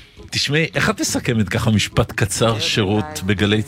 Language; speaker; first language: Hebrew; native; Hebrew